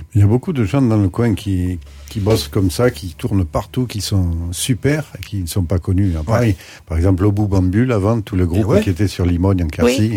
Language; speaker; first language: French; native; French